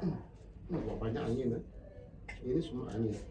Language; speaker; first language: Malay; non-native, local second language; Cantonese